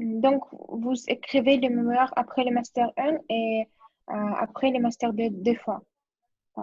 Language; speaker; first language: French; non-native, learner; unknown